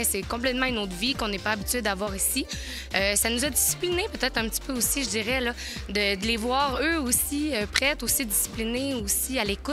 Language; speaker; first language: French; native; French